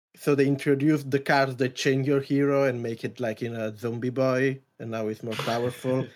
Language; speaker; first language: English; non-native, fluent; Italian